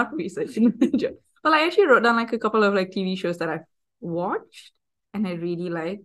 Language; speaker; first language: English; non-native, local second language; Tamil